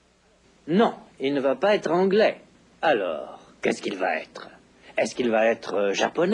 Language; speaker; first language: French; native; French